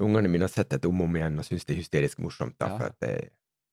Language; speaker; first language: Norwegian; native; Norwegian